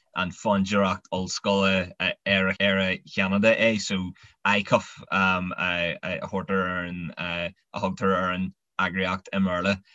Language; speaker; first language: Irish; non-native, local second language; English